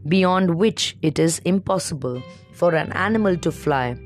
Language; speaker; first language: English; non-native, local second language; Marathi